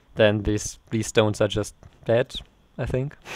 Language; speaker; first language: English; non-native, fluent; German